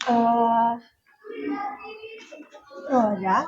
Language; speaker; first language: English; non-native, learner; Indonesian